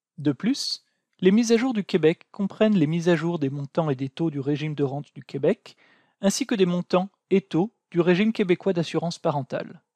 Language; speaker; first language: French; native; French